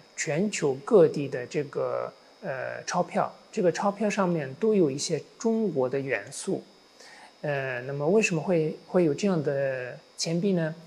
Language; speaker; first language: Chinese; non-native, fluent; Hungarian